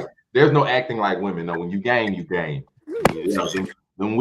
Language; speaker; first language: English; native; English